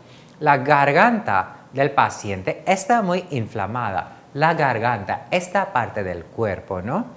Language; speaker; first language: Spanish; non-native, fluent; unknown